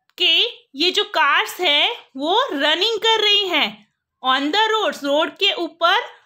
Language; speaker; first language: Hindi; non-native, local second language; Gujarati